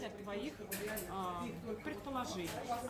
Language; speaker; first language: Russian; native; Russian